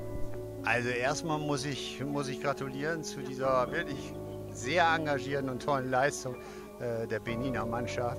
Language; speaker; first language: German; native; German